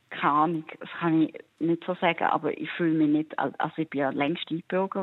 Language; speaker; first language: German; native; German